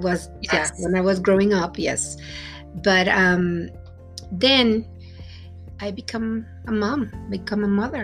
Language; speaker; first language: English; non-native, fluent; Spanish